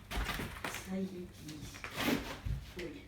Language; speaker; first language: Russian; native; Russian